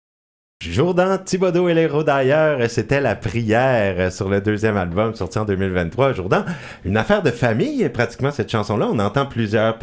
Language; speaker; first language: French; native; French